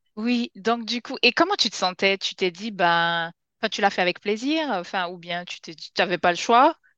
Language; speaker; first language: French; non-native, local second language; Haitian Creole